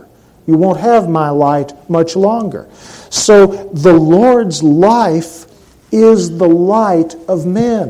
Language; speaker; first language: English; native; English